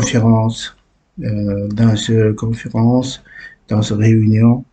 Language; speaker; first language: French; non-native, learner; Uzbek